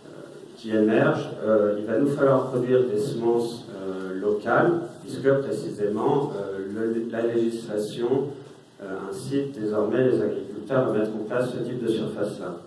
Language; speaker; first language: French; native; French